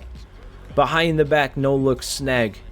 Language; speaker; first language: English; native; English